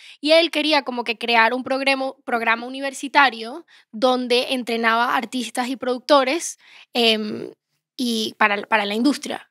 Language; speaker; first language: Spanish; native; Spanish